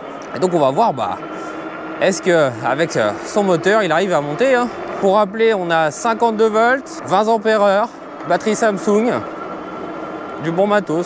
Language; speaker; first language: French; native; French